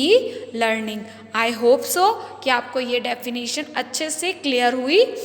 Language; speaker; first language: Hindi; native; Hindi